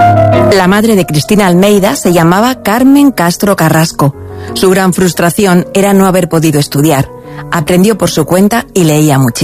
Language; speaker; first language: Spanish; native; Spanish